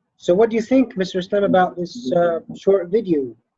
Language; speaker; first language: English; non-native, fluent; Arabic